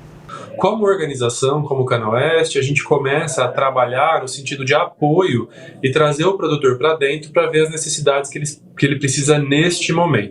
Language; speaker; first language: Portuguese; native; Portuguese